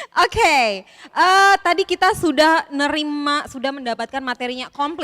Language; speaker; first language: Indonesian; native; Indonesian